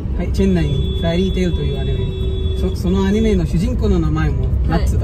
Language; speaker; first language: Japanese; non-native, learner; Tamil